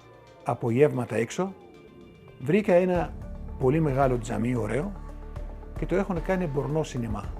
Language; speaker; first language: Greek; non-native, local second language; Turkish